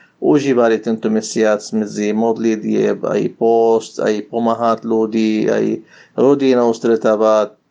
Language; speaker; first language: Slovak; non-native, learner; Arabic